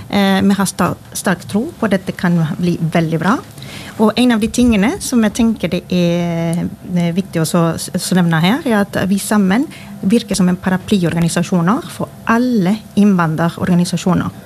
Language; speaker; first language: Norwegian; non-native, fluent; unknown